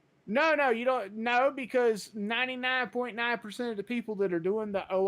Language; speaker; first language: English; native; English